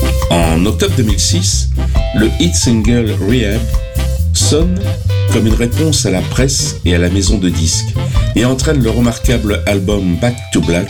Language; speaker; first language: French; native; French